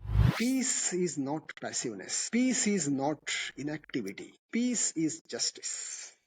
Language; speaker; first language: English; non-native, local second language; Kannada